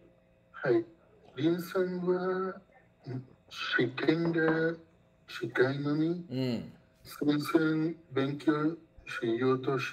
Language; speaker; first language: Japanese; non-native, learner; Spanish